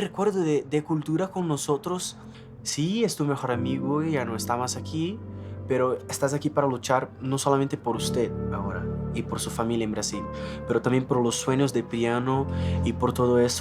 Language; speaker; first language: Spanish; non-native, fluent; Portuguese